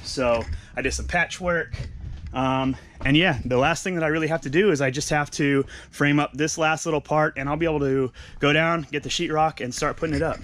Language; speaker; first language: English; native; English